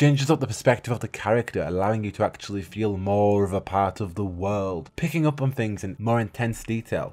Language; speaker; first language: English; native; English